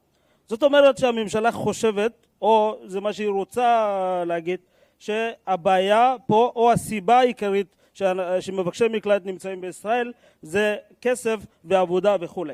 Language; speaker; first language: Hebrew; non-native, fluent; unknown